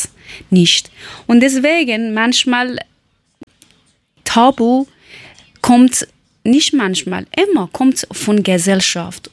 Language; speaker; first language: German; non-native, learner; Persian